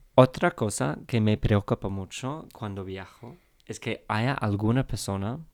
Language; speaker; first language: Spanish; non-native, fluent; English